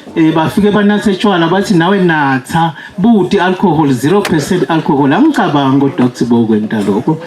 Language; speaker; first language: Zulu; non-native, local second language; Swati